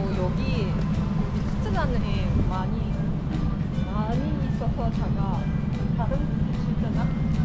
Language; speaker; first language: Korean; non-native, learner; Japanese